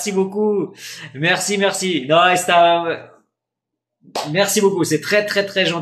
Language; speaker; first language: French; non-native, fluent; Spanish